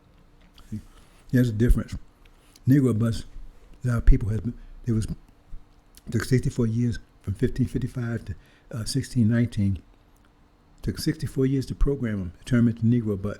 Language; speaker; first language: English; native; English